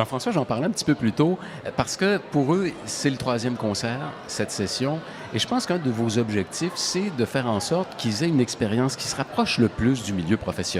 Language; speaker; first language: French; native; French